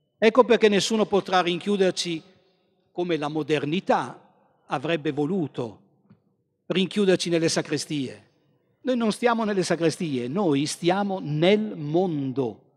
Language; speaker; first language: Italian; native; Italian